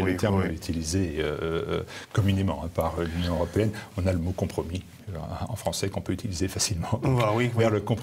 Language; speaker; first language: French; native; French